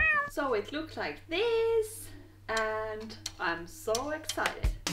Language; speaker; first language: English; non-native, fluent; Finnish